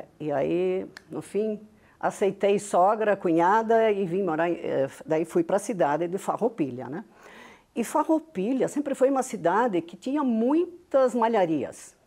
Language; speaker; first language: Portuguese; non-native, local second language; Venetian